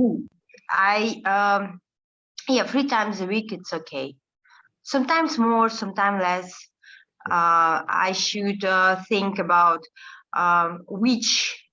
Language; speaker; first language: English; non-native, learner; Russian